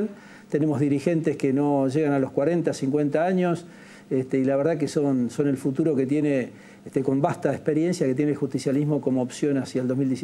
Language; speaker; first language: Spanish; native; Spanish